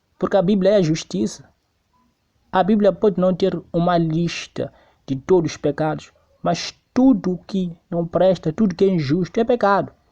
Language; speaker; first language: Portuguese; non-native, local second language; Tsonga